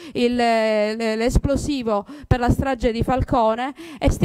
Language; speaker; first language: Italian; native; Italian